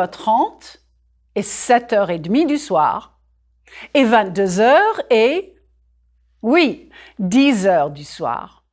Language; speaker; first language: French; non-native, fluent; English